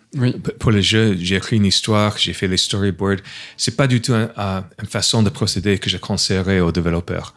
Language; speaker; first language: French; non-native, fluent; English